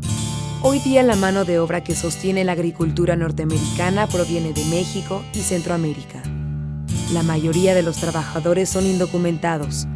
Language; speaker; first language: Spanish; native; Spanish